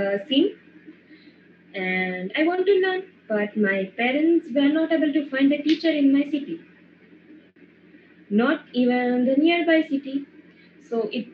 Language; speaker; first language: English; non-native, local second language; Gujarati